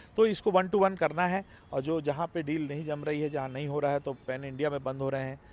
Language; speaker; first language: Hindi; non-native, local second language; Tamil